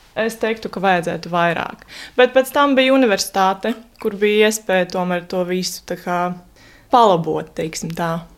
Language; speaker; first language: Latvian; non-native, local second language; Russian